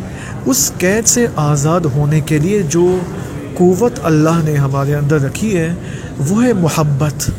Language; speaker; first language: Urdu; native; Urdu